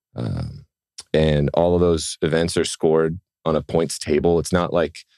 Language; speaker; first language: English; native; English